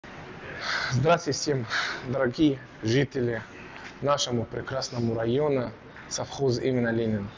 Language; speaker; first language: Russian; non-native, learner; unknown